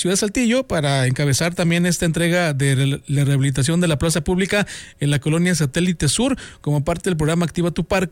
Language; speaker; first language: Spanish; native; Spanish